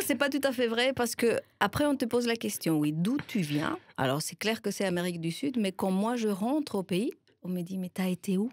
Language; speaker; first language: French; non-native, fluent; Spanish